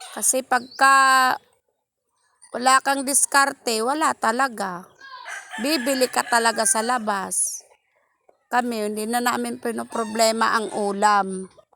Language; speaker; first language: Filipino; non-native, local second language; Hiligaynon